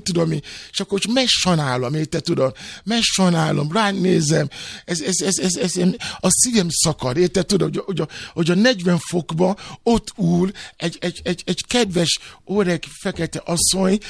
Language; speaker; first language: Hungarian; non-native, learner; Yoruba